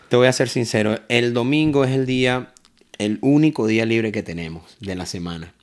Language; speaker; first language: Spanish; native; Spanish